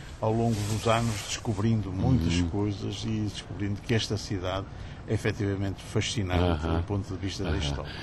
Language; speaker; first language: Portuguese; native; Portuguese